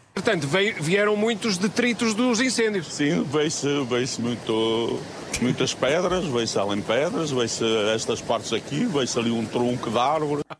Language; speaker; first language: Portuguese; native; Portuguese